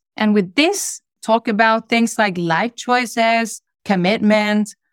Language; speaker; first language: English; non-native, fluent; Spanish